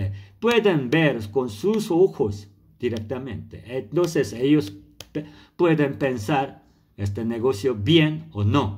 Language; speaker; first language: Spanish; non-native, learner; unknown